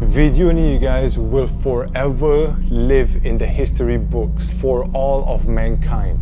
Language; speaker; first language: English; non-native, local second language; Malay